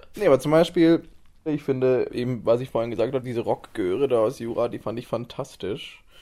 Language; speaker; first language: German; native; German